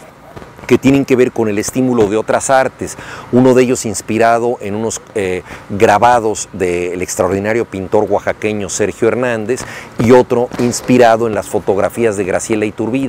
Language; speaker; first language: Spanish; native; Spanish